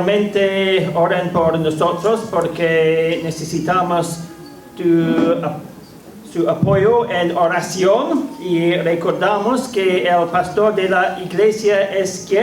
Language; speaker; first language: Spanish; non-native, fluent; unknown